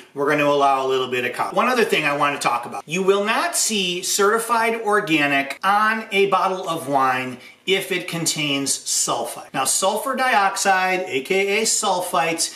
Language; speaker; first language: English; native; English